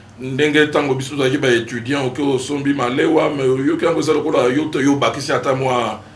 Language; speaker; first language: Lingala; native; Lingala